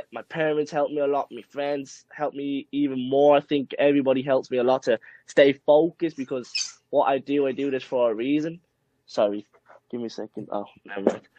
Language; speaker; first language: English; early bilingual, other home language; Spanish